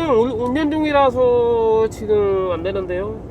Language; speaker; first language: Korean; non-native, fluent; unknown